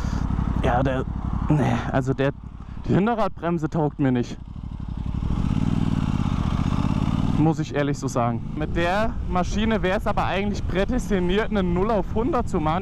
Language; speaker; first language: German; native; German